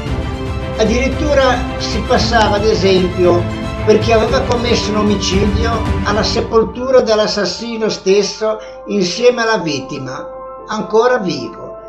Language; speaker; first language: Italian; native; Italian